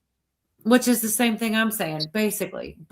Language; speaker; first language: English; native; English